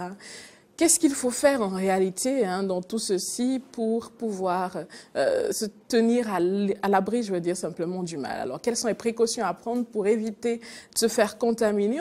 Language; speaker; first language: French; non-native, local second language; Fon